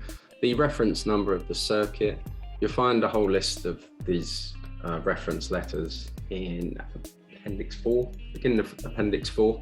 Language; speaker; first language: English; native; English